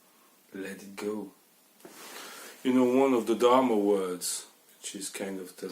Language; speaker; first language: English; non-native, fluent; French